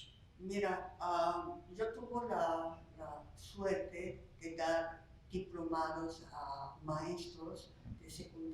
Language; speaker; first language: Spanish; non-native, fluent; Slovak